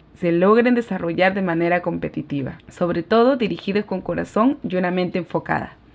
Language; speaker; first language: Spanish; native; Spanish